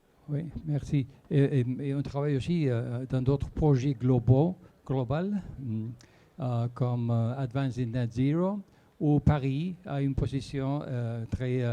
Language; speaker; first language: French; non-native, fluent; Spanish